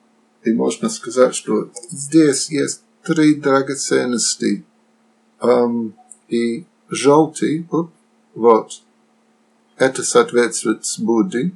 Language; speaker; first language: Russian; non-native, fluent; Slovak